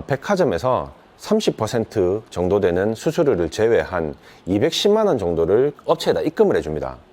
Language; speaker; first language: Korean; native; Korean